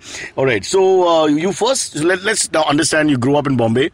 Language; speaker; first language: English; non-native, local second language; Hindi